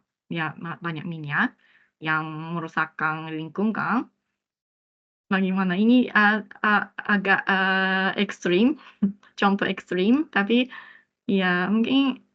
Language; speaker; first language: Indonesian; non-native, fluent; Japanese